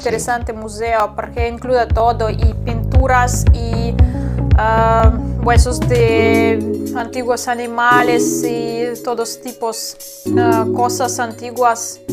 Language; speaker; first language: Spanish; non-native, fluent; Russian